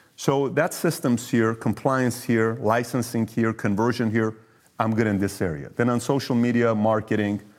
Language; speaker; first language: English; early bilingual, other home language; Persian